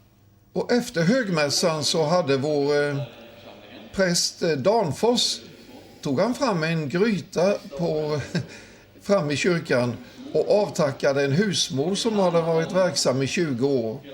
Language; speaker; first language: Swedish; native; Swedish